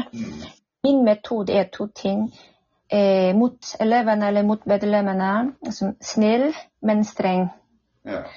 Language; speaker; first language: Norwegian; non-native, fluent; Korean